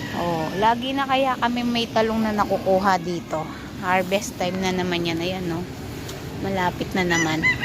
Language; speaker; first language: Filipino; native; Filipino